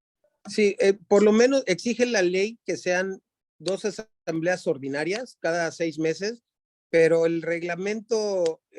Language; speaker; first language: Spanish; native; Spanish